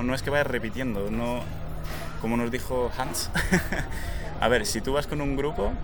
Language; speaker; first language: Spanish; native; Spanish